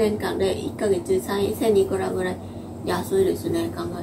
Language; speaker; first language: Japanese; non-native, fluent; Vietnamese